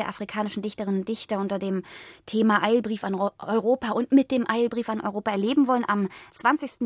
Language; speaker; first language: German; native; German